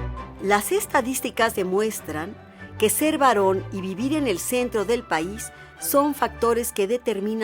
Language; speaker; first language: Spanish; native; Spanish